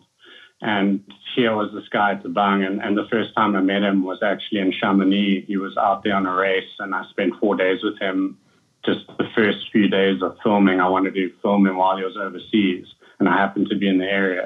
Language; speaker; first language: English; native; English